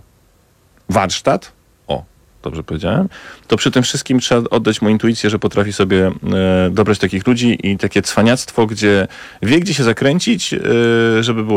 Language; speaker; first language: Polish; native; Polish